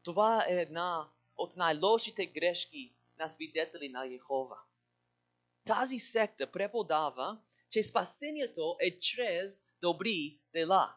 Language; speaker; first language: Bulgarian; non-native, learner; English